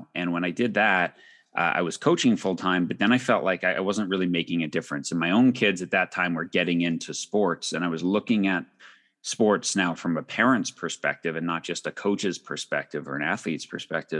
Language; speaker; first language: English; native; English